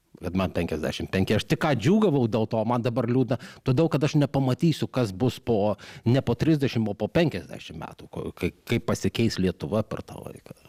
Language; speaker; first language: Lithuanian; native; Lithuanian